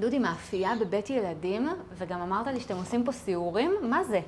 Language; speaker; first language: Hebrew; native; Hebrew